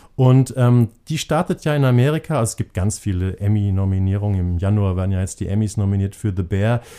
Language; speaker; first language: German; native; German